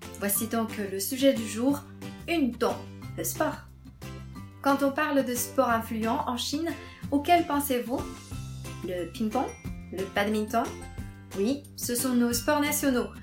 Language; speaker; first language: French; non-native, fluent; Chinese